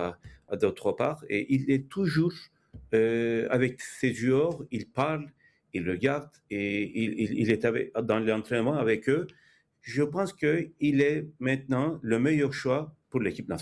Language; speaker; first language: French; non-native, fluent; Turkish